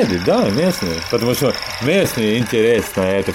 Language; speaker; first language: Russian; non-native, learner; Latvian